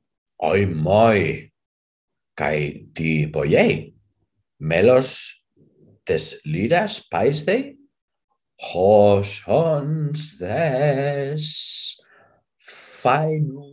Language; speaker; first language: Greek; non-native, fluent; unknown